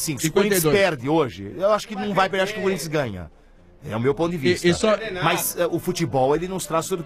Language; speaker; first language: Portuguese; native; Portuguese